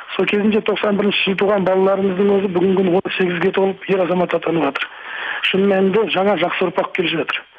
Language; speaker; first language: Kazakh; native; Kazakh